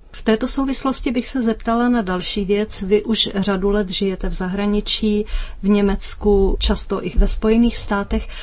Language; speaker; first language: Czech; native; Czech